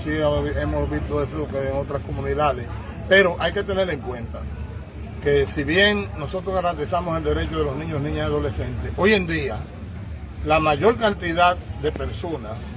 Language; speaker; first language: Spanish; native; Spanish